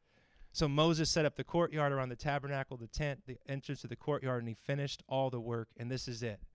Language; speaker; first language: English; native; English